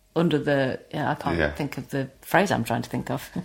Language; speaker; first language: English; native; English